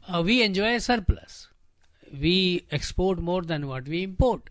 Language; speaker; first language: English; non-native, local second language; Hindi